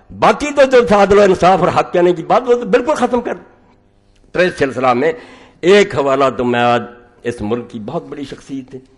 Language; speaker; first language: Urdu; native; Urdu